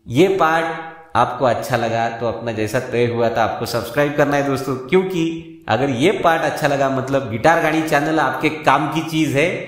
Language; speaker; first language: Hindi; non-native, local second language; Marathi